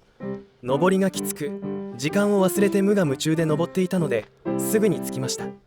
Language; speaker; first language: Japanese; native; Japanese